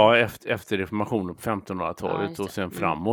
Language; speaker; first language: Swedish; native; Swedish